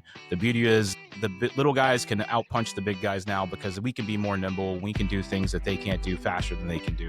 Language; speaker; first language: English; native; English